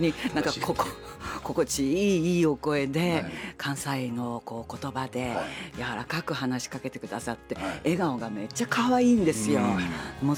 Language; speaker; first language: Japanese; native; Japanese